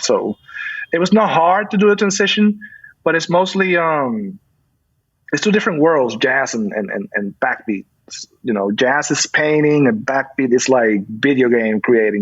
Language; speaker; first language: English; non-native, fluent; Spanish